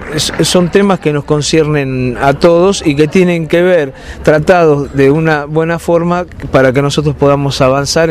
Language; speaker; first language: Spanish; native; Spanish